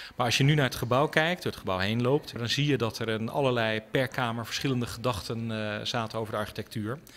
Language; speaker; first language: Dutch; native; Dutch